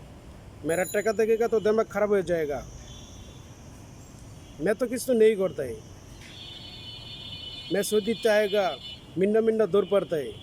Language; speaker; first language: Hindi; non-native, learner; Bangla